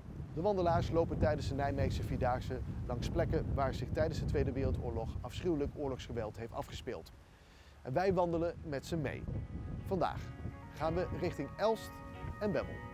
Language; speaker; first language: Dutch; native; Dutch